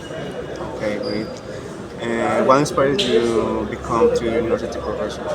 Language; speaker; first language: English; non-native, learner; Spanish